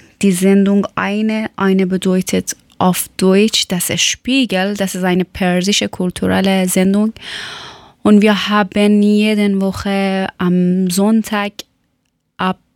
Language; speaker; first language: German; non-native, fluent; Persian